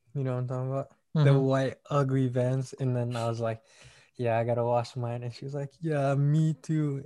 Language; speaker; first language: English; non-native, local second language; Malay